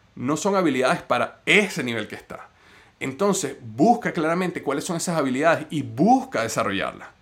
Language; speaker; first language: Spanish; native; Spanish